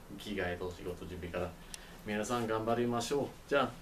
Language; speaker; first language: Japanese; non-native, learner; English